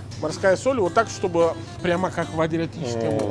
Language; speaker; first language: Russian; non-native, fluent; Italian